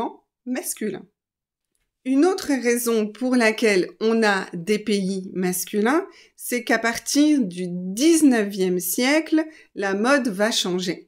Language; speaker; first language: French; native; French